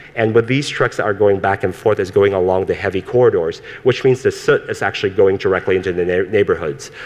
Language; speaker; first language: English; early bilingual, other home language; Cantonese